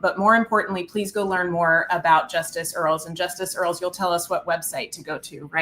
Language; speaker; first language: English; native; English